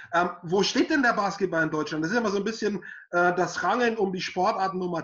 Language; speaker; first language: German; native; German